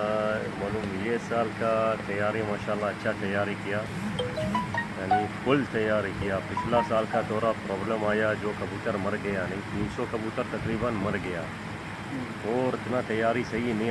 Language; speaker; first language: Hindi; non-native, learner; Arabic